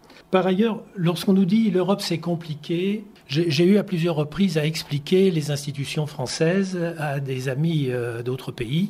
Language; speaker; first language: French; native; French